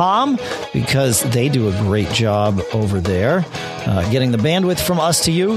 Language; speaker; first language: English; native; English